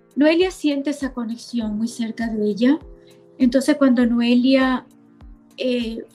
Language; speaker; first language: Spanish; native; Spanish